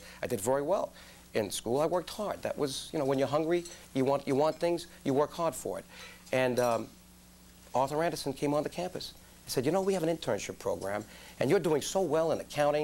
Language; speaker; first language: English; native; English